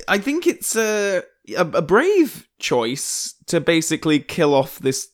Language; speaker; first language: English; native; English